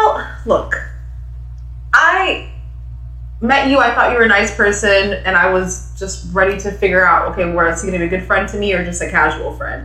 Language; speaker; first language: English; non-native, local second language; Swahili